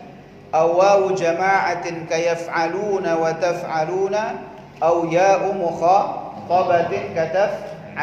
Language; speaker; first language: Arabic; non-native, fluent; Indonesian